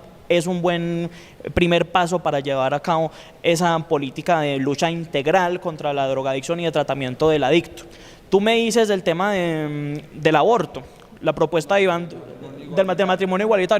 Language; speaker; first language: Spanish; native; Spanish